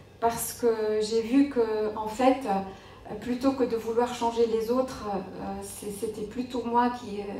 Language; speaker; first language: French; non-native, local second language; Arabic